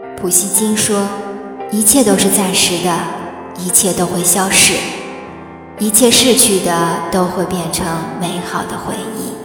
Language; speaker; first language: Chinese; native; Chinese